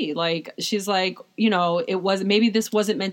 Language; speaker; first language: English; native; English